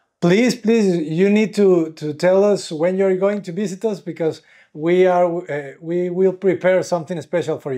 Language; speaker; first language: English; non-native, fluent; Spanish